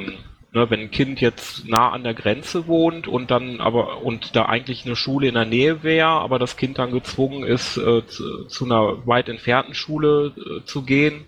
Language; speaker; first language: German; native; German